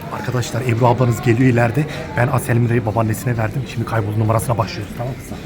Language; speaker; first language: Turkish; native; Turkish